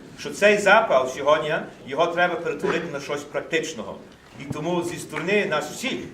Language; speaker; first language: Ukrainian; early bilingual, heritage; Ukrainian